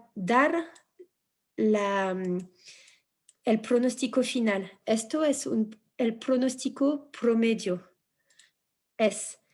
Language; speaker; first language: Spanish; non-native, fluent; French